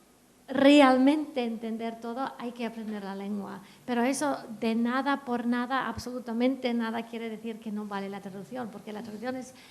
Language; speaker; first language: Spanish; non-native, fluent; Welsh